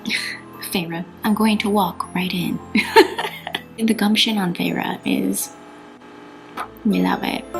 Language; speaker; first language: English; native; English